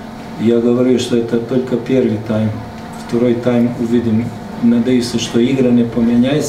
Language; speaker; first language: Russian; non-native, learner; Serbian